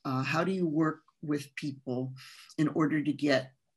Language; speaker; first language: English; early bilingual, other home language; Spanish